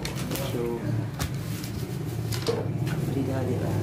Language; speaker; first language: English; non-native, learner; Indonesian